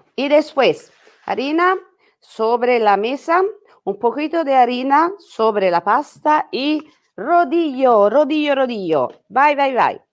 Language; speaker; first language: Spanish; non-native, learner; Italian